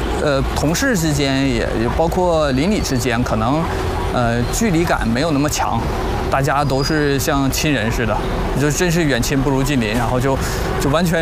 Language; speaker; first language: Chinese; native; Chinese